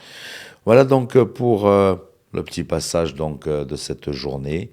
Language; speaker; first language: French; native; French